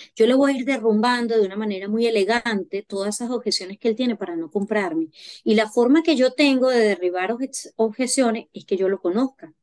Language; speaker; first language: Spanish; native; Spanish